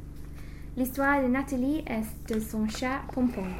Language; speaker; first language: French; non-native, learner; English